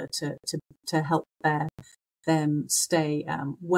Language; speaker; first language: English; native; English